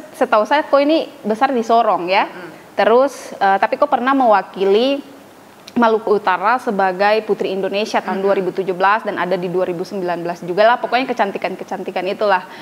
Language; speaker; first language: Indonesian; native; Indonesian